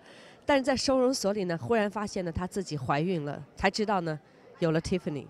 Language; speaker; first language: Chinese; native; Chinese